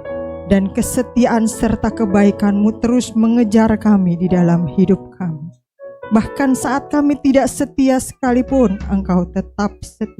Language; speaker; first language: Indonesian; native; Indonesian